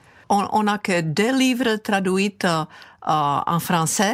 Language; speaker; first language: French; non-native, fluent; Czech